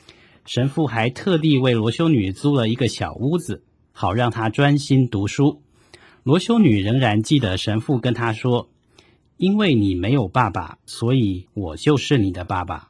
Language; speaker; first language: Chinese; native; Chinese